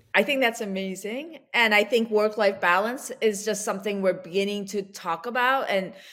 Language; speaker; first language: English; early bilingual, other home language; Russian